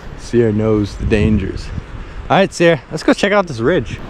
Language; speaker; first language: English; native; English